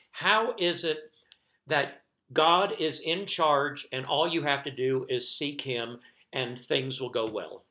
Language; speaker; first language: English; native; English